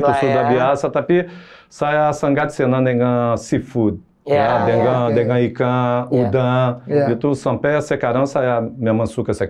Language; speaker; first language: Indonesian; non-native, fluent; Portuguese